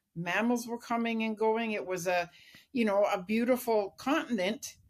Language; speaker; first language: English; native; English